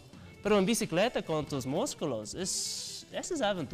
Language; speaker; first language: Spanish; non-native, learner; English